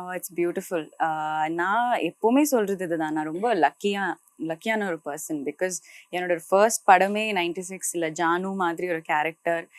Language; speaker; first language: Tamil; non-native, local second language; Malayalam